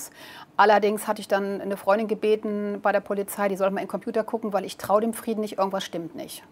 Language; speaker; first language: German; native; German